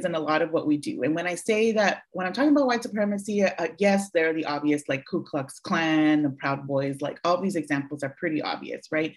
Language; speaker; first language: English; early bilingual, other home language; Spanish